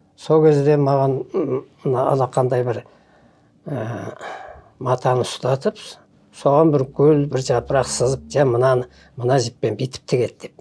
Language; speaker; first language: Kazakh; early bilingual, heritage; Kazakh